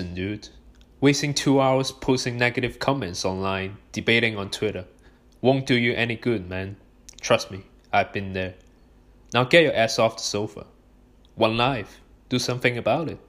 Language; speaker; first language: English; non-native, local second language; Cantonese